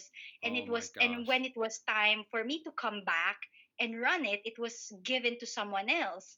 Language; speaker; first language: English; non-native, local second language; Filipino